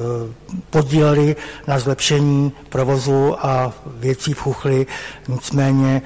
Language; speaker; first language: Czech; native; Czech